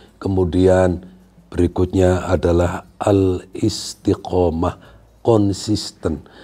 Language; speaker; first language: Indonesian; non-native, local second language; Sundanese